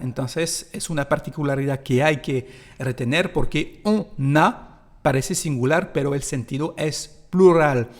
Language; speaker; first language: Spanish; non-native, fluent; French